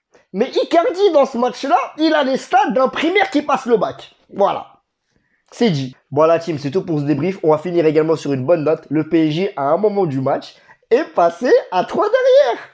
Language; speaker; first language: French; native; French